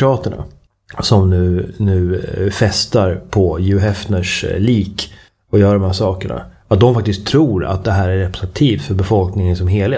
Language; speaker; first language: Swedish; native; Swedish